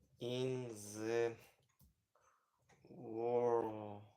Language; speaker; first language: English; non-native, learner; Ukrainian